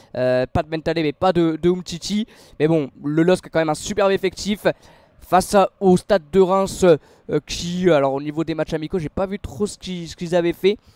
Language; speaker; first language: French; native; French